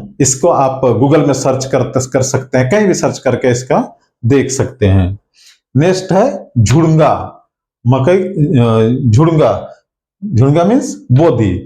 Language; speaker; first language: Hindi; non-native, local second language; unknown